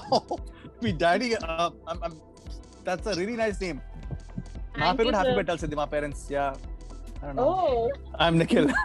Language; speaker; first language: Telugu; native; Telugu